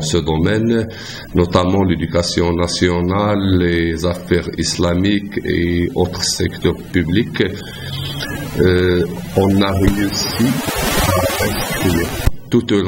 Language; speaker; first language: French; non-native, local second language; Arabic